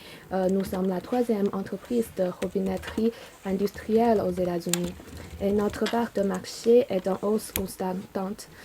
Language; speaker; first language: French; non-native, learner; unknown